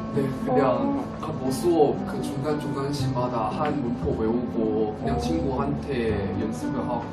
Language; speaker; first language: Korean; non-native, learner; Chinese